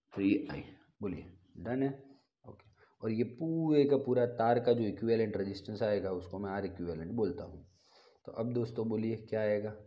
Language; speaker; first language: Hindi; non-native, local second language; Gujarati